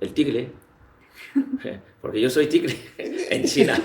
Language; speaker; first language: Spanish; non-native, learner; Chinese